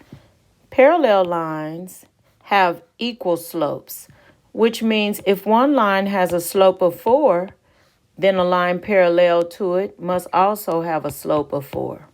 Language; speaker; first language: English; native; English